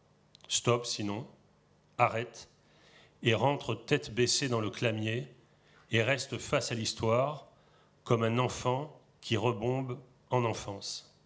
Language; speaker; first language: French; native; French